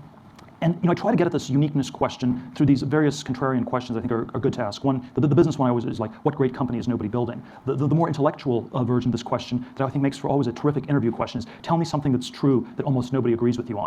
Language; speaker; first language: English; native; English